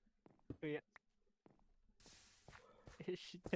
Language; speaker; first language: Japanese; non-native, learner; English